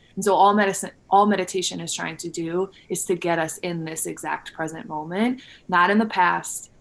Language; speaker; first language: English; native; English